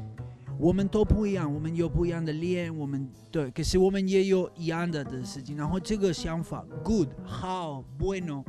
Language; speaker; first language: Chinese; non-native, learner; Spanish